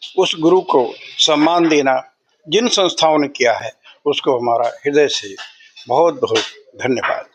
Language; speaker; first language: Hindi; native; Hindi